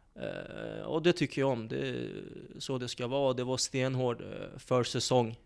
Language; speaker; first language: Swedish; early bilingual, other home language; Bosnian